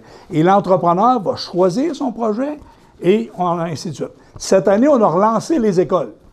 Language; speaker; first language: French; native; French